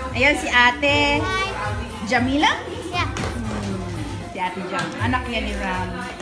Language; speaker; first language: Filipino; non-native, local second language; Cebuano